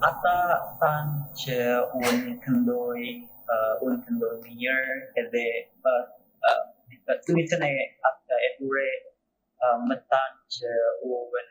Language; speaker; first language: Albanian; non-native, learner; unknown